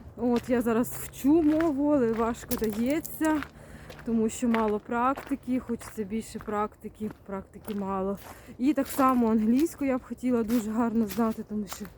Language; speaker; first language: Ukrainian; native; Ukrainian